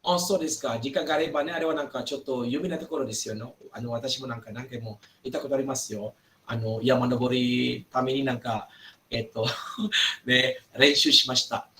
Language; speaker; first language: Japanese; non-native, fluent; Malay